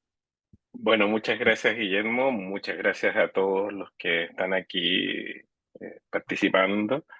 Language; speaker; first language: Spanish; native; Spanish